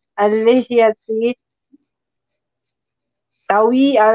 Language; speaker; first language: Arabic; non-native, learner; Filipino